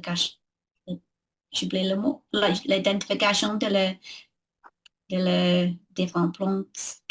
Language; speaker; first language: French; non-native, learner; English